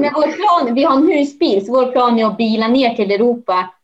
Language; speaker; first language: Swedish; native; Swedish